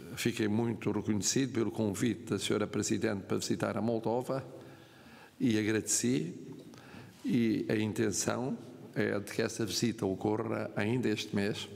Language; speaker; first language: Portuguese; native; Portuguese